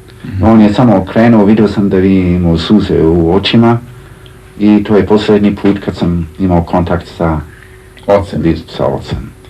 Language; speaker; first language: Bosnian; early bilingual, heritage; Serbian